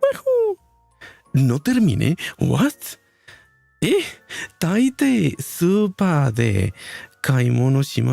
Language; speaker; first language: Japanese; non-native, learner; Spanish